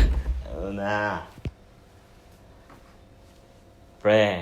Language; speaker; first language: Filipino; non-native, local second language; Waray